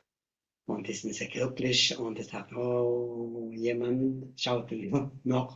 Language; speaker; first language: German; non-native, learner; Tibetan